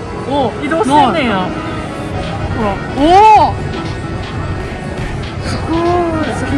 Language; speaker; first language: Japanese; native; Japanese